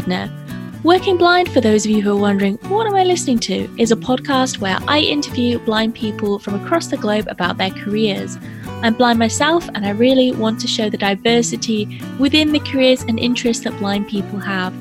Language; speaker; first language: English; native; English